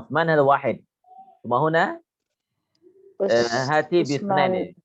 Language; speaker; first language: Arabic; non-native, fluent; Indonesian